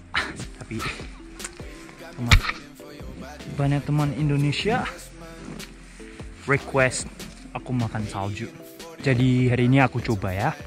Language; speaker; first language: Indonesian; non-native, fluent; Japanese